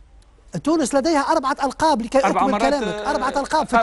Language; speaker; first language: Arabic; native; Arabic